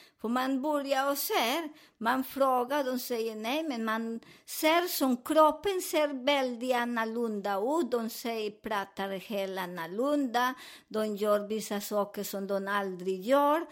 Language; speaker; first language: Swedish; non-native, fluent; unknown